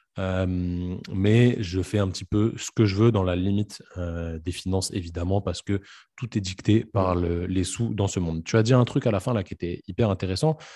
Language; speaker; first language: French; native; French